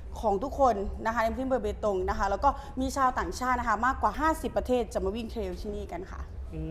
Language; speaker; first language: Thai; native; Thai